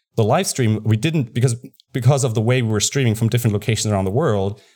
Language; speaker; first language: English; non-native, fluent; German